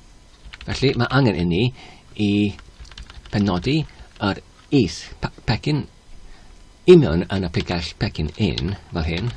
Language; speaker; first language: Welsh; non-native, fluent; English